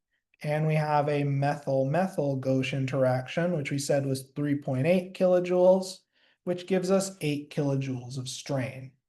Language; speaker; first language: English; native; English